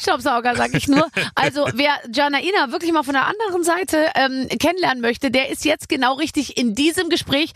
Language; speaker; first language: German; native; German